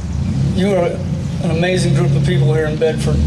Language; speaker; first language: English; native; English